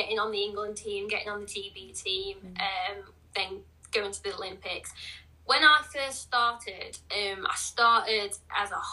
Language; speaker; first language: English; native; English